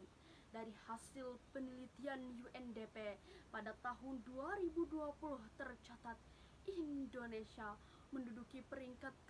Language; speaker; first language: Indonesian; native; Indonesian